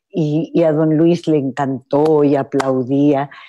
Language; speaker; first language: Spanish; native; Spanish